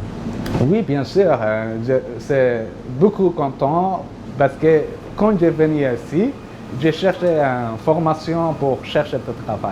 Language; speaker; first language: French; non-native, learner; Somali